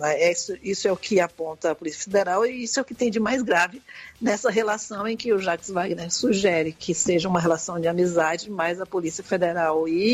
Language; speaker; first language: Portuguese; native; Portuguese